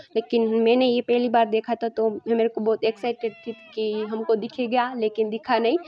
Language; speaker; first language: Hindi; non-native, local second language; Gujarati